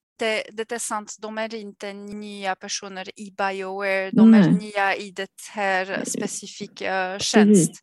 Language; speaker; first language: Swedish; non-native, fluent; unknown